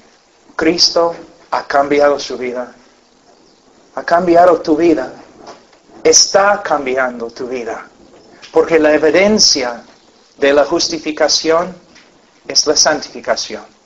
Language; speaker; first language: Spanish; non-native, fluent; English